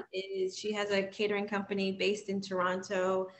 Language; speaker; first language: English; native; English